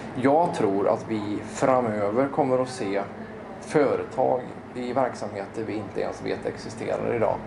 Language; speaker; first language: Swedish; native; Swedish